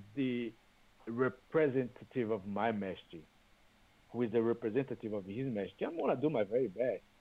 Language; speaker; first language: English; non-native, fluent; Portuguese